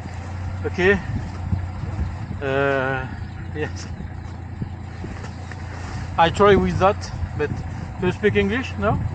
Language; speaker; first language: English; non-native, learner; French